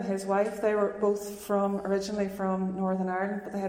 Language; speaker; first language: English; native; English